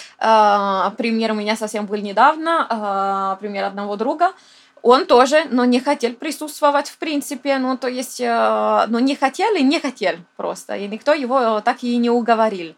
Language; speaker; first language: Russian; non-native, fluent; Italian